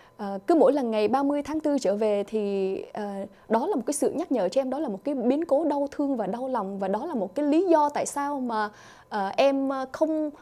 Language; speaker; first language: Vietnamese; early bilingual, other home language; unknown